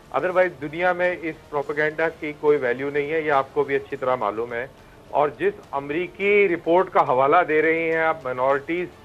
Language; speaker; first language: Hindi; native; Hindi